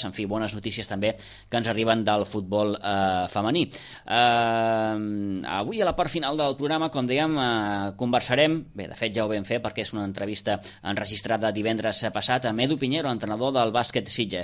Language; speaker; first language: Catalan; native; Catalan